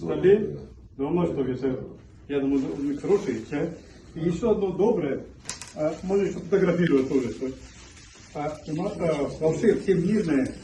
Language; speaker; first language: Russian; non-native, fluent; Hindi